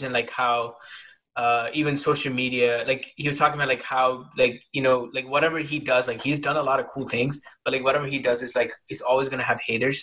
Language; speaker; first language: English; non-native, local second language; Hindi